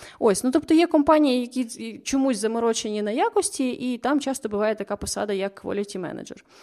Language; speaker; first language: Ukrainian; native; Ukrainian